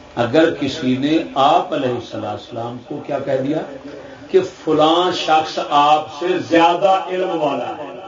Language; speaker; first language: Urdu; non-native, local second language; Punjabi